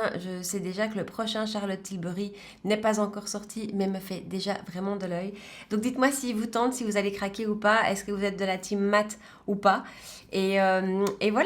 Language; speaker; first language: French; native; French